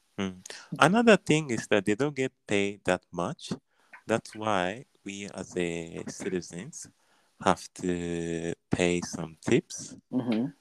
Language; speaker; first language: English; non-native, learner; Japanese